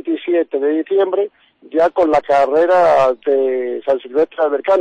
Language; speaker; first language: Spanish; native; Spanish